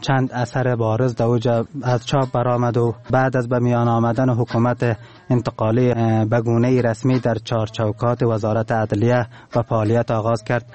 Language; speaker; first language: Persian; non-native, local second language; Turkmen